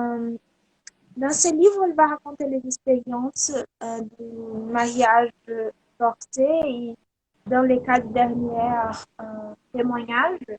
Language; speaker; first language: French; non-native, learner; Portuguese